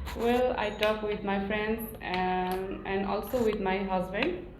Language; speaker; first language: English; non-native, learner; Nepali